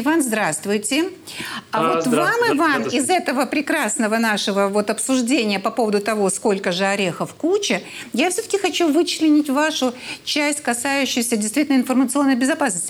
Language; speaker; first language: Russian; native; Russian